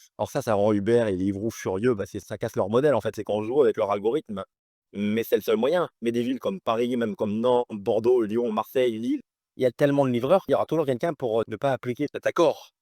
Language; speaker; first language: French; native; French